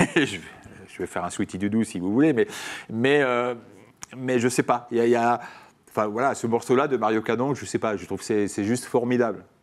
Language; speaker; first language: French; native; French